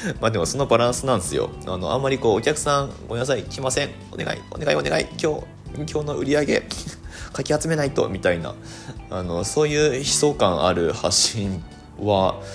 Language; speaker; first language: Japanese; native; Japanese